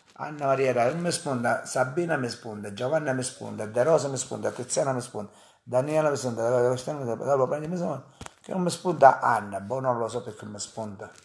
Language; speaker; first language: Italian; native; Italian